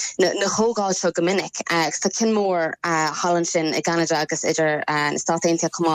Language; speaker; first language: Irish; non-native, local second language; English